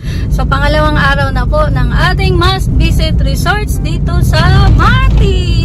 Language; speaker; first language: Filipino; native; Filipino